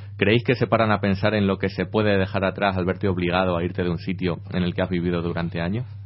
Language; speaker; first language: Spanish; native; Spanish